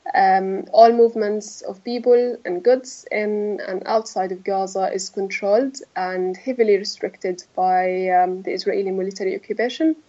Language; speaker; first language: English; non-native, fluent; Arabic